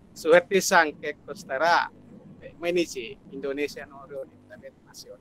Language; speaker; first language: Japanese; non-native, learner; Indonesian